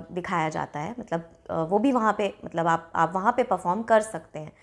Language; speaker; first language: Hindi; non-native, local second language; Dogri